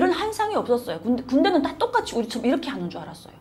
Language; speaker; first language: Korean; native; Korean